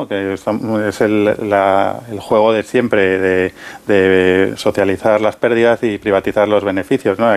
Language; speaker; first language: Spanish; native; Spanish